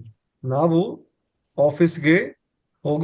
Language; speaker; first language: Kannada; non-native, learner; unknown